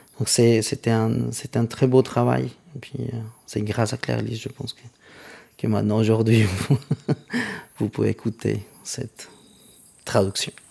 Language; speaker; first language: French; non-native, fluent; Spanish